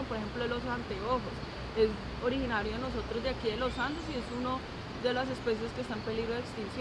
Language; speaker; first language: Spanish; native; Spanish